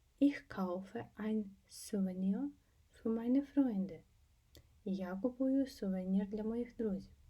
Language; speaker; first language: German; non-native, fluent; Ukrainian